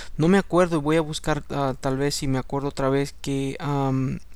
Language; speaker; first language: Spanish; early bilingual, heritage; Spanish